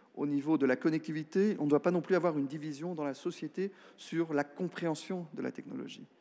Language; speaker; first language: French; non-native, local second language; Luxembourgish